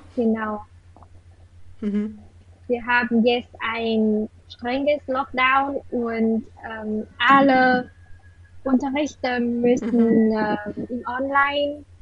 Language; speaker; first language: German; non-native, learner; Vietnamese